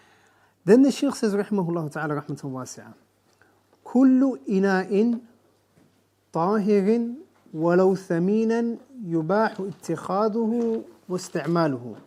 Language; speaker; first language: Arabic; non-native, fluent; English